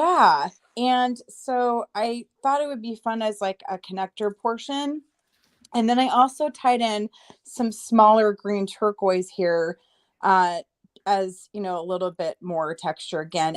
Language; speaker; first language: English; native; English